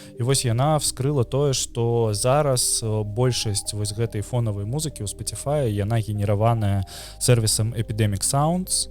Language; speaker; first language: Belarusian; native; Belarusian